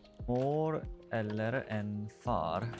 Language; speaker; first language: Swedish; non-native, learner; English